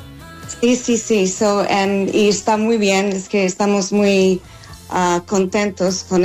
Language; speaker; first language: Spanish; non-native, learner; English